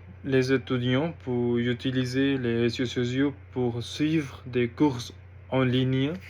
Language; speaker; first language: French; non-native, learner; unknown